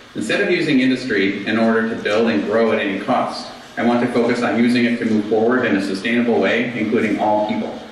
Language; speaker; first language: English; native; English